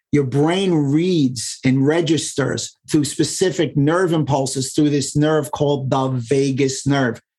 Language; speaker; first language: English; native; English